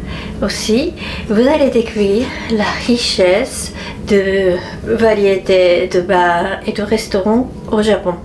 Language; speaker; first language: French; non-native, fluent; Japanese